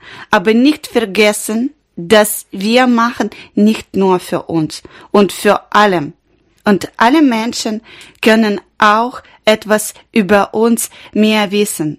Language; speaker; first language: German; non-native, learner; Ukrainian